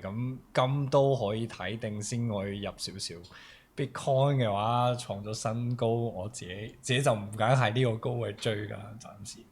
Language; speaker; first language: Cantonese; native; Cantonese